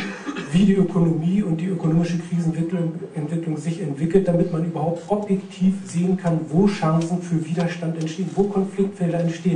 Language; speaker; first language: German; native; German